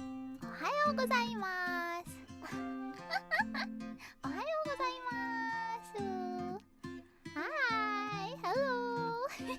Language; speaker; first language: Japanese; non-native, learner; English